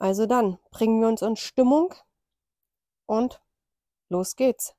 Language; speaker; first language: German; native; German